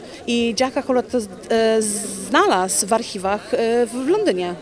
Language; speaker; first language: Polish; early bilingual, heritage; English